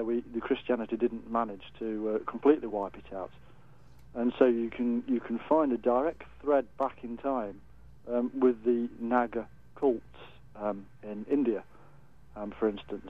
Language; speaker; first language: English; native; English